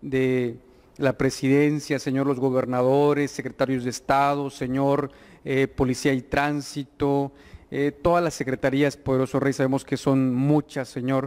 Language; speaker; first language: Spanish; native; Spanish